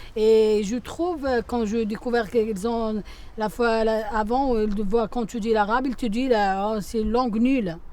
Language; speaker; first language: French; non-native, local second language; Arabic